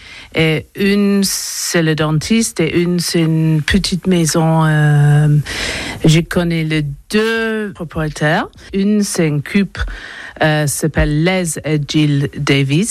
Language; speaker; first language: French; non-native, learner; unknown